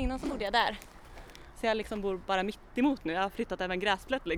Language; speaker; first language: Swedish; native; Swedish